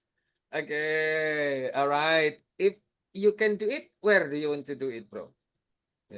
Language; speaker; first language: English; non-native, fluent; Indonesian